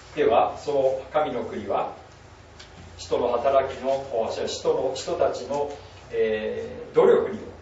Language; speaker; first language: Japanese; native; Japanese